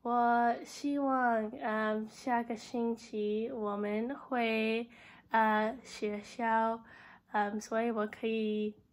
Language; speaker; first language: Chinese; non-native, learner; English